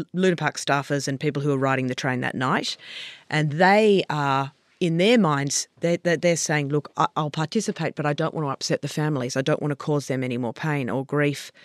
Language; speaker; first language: English; native; English